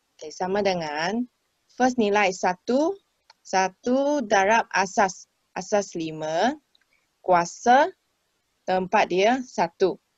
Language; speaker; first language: Malay; non-native, local second language; Chinese